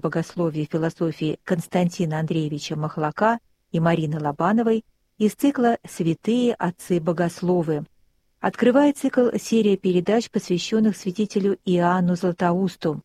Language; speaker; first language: Russian; native; Russian